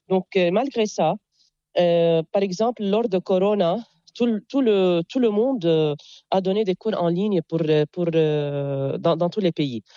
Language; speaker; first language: French; non-native, local second language; Arabic